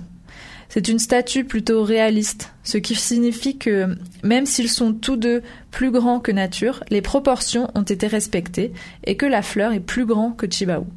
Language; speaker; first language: French; native; French